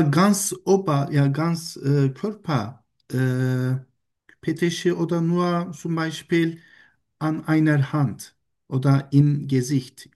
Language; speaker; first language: German; non-native, learner; Turkish